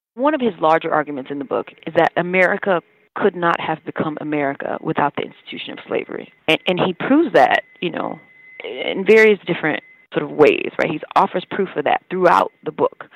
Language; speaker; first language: English; native; English